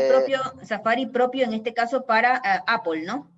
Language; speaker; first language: Spanish; native; Spanish